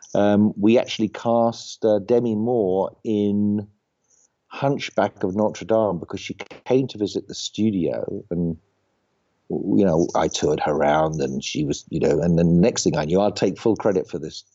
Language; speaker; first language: English; native; English